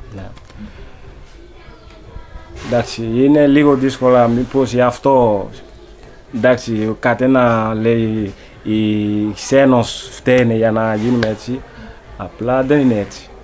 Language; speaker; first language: Greek; non-native, learner; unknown